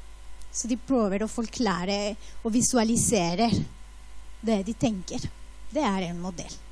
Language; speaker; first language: Norwegian; non-native, fluent; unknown